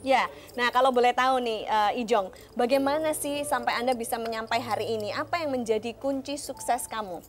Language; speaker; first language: Indonesian; native; Indonesian